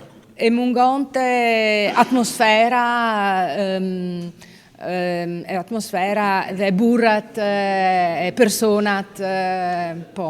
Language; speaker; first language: Albanian; non-native, fluent; Italian